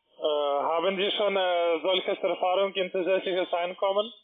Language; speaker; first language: German; non-native, learner; Russian